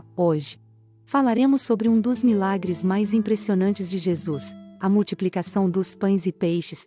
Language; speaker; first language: Portuguese; native; Portuguese